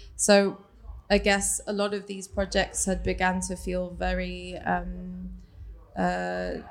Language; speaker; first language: English; native; English